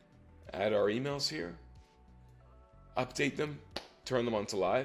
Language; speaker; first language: English; native; English